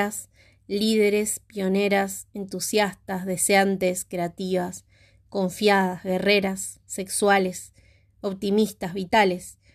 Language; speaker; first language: Spanish; native; Spanish